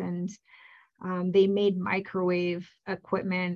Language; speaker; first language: English; native; English